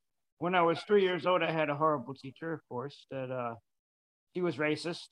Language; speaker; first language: English; early bilingual, other home language; Spanish